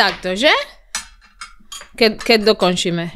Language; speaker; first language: Slovak; non-native, learner; Spanish